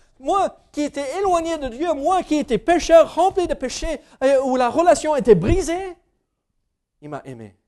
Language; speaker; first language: French; non-native, fluent; English